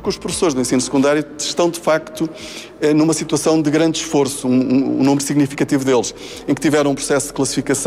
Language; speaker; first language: Portuguese; native; Portuguese